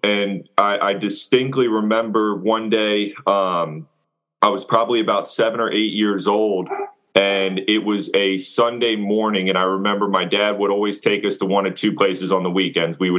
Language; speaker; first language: English; native; English